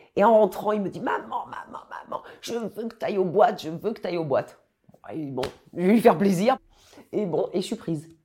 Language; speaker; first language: French; native; French